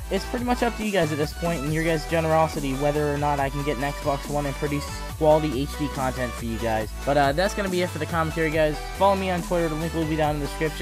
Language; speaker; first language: English; native; English